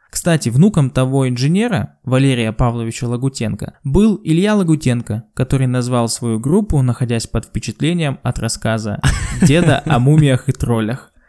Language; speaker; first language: Russian; native; Russian